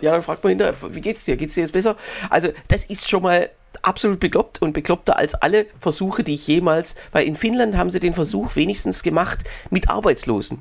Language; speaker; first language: German; native; German